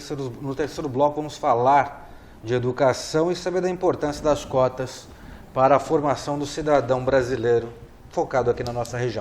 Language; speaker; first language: Portuguese; native; Portuguese